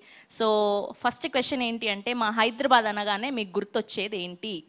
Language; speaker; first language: Telugu; native; Telugu